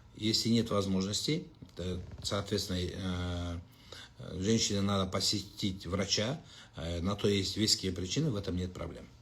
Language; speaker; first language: Russian; non-native, local second language; Kazakh